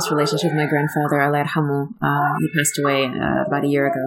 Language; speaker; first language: English; native; English